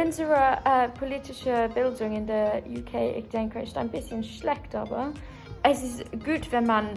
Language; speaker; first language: German; non-native, learner; English